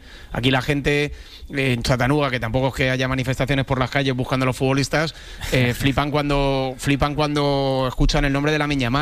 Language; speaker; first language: Spanish; native; Spanish